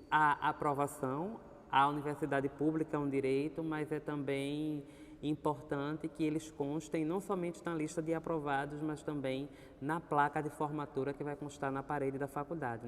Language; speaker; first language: Portuguese; native; Portuguese